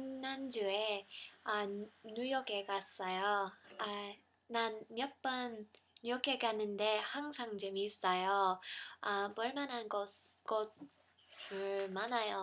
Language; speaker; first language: Korean; non-native, learner; English